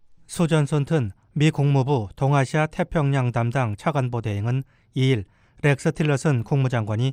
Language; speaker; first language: Korean; native; Korean